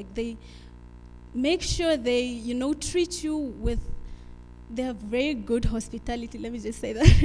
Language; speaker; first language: English; non-native, local second language; Afrikaans